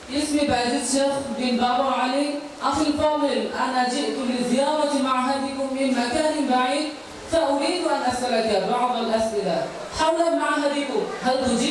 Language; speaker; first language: Arabic; non-native, learner; Bangla